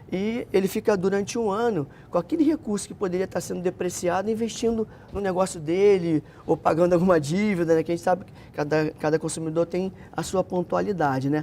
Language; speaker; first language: Portuguese; native; Portuguese